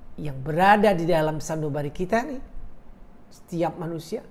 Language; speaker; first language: Indonesian; native; Indonesian